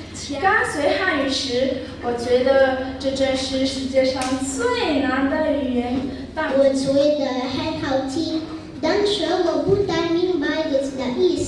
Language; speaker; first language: Chinese; non-native, learner; Malagasy